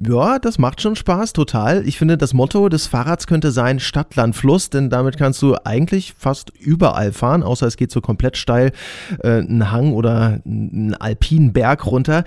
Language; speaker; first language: German; native; German